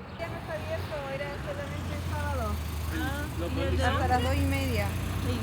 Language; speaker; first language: Spanish; native; Spanish